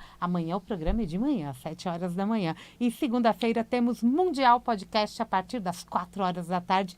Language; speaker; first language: Portuguese; native; Portuguese